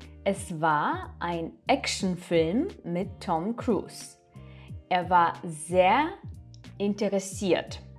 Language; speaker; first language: German; non-native, fluent; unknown